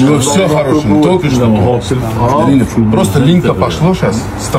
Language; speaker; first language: Russian; non-native, local second language; Uzbek